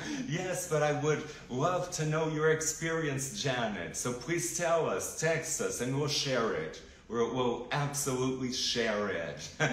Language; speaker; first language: English; non-native, fluent; Portuguese